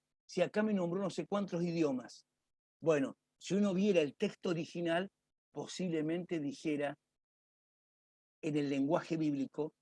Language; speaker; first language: Spanish; native; Spanish